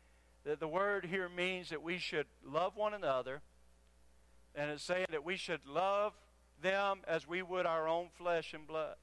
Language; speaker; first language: English; native; English